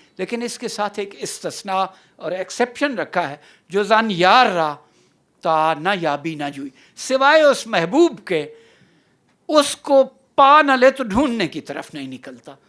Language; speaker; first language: Urdu; non-native, local second language; Saraiki